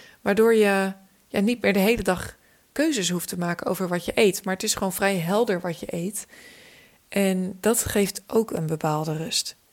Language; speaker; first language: Dutch; native; Dutch